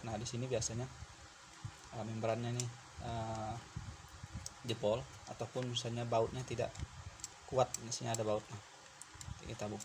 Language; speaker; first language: Indonesian; native; Indonesian